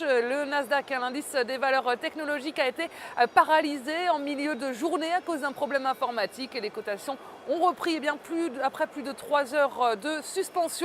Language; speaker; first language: French; native; French